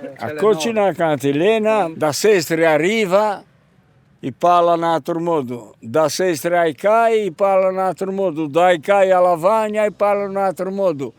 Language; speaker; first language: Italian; native; Italian